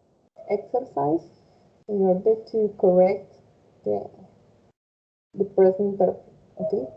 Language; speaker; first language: English; non-native, fluent; Spanish